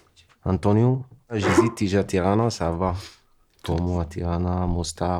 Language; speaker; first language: French; non-native, learner; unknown